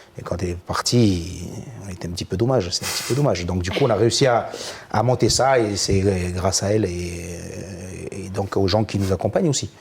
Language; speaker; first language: French; native; French